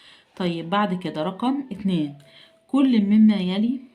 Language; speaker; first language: Arabic; native; Arabic